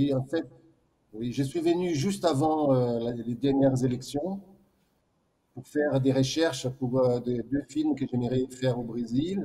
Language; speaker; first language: French; non-native, fluent; Portuguese